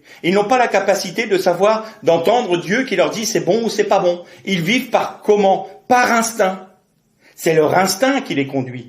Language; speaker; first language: French; native; French